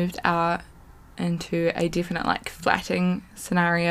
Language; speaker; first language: English; native; English